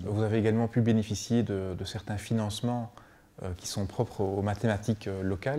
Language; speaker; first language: French; native; French